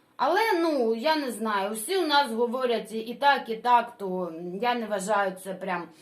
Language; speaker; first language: Ukrainian; non-native, local second language; Russian